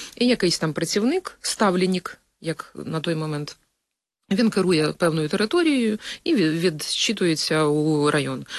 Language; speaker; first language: Ukrainian; native; Ukrainian